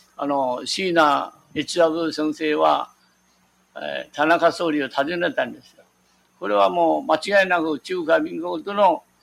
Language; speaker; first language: Japanese; non-native, local second language; Min Nan Chinese